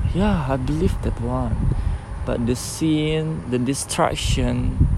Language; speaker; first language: English; non-native, fluent; Indonesian